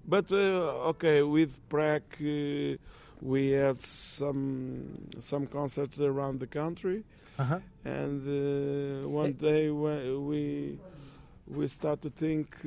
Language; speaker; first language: English; non-native, fluent; Portuguese